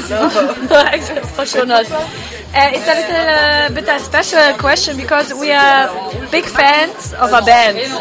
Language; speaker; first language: English; non-native, learner; German